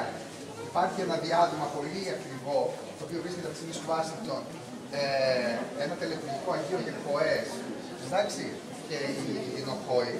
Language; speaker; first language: Greek; native; Greek